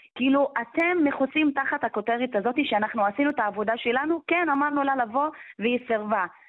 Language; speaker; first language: Hebrew; non-native, local second language; Arabic